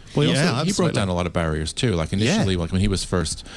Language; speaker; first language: English; native; English